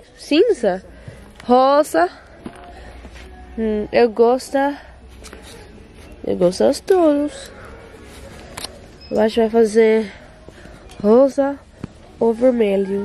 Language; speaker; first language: Portuguese; non-native, learner; Dutch